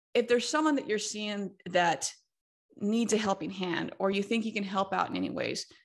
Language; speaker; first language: English; native; English